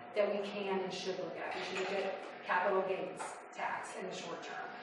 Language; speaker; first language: English; native; English